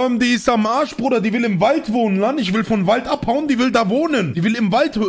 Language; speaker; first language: German; native; German